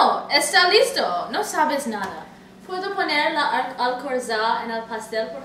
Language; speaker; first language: Spanish; non-native, learner; English